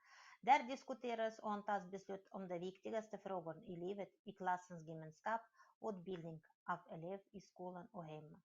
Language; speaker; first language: Swedish; non-native, learner; Russian